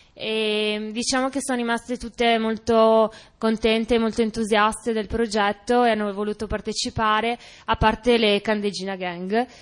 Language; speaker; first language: Italian; native; Italian